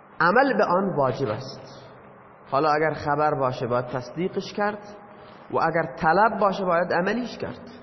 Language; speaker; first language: Persian; non-native, local second language; Baluchi